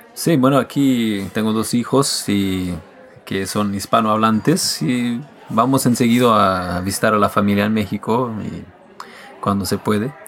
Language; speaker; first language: Spanish; non-native, fluent; French